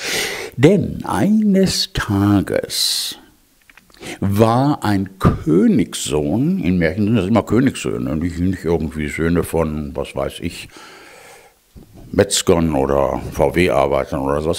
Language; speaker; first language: German; native; German